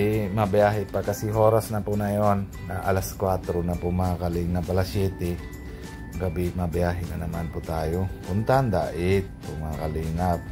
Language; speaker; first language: Filipino; non-native, learner; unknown